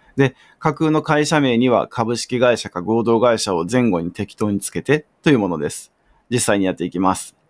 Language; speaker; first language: Japanese; native; Japanese